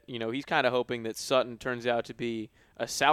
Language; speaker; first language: English; native; English